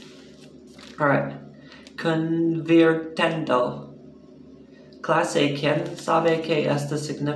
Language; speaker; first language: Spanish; non-native, learner; English